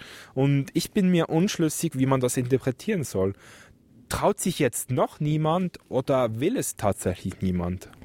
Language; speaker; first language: German; native; German